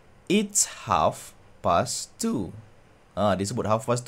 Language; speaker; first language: English; non-native, local second language; Malay